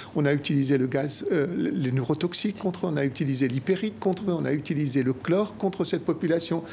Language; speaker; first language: French; native; French